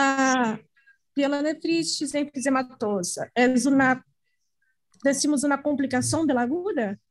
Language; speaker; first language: Spanish; non-native, learner; Portuguese